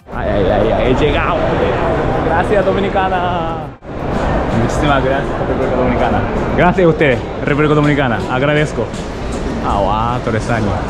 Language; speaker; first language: Spanish; non-native, learner; Japanese